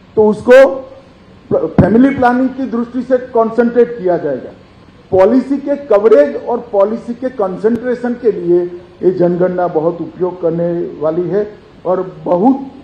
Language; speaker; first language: Hindi; non-native, local second language; Gujarati